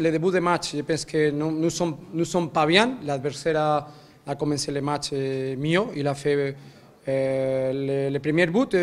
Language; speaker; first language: French; non-native, learner; Spanish